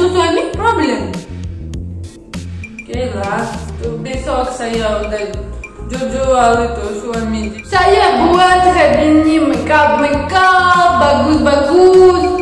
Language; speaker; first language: Indonesian; non-native, learner; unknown